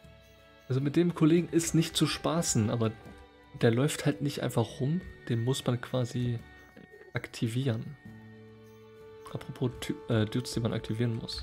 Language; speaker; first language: German; native; German